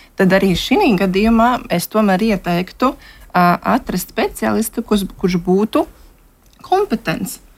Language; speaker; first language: Latvian; non-native, local second language; Russian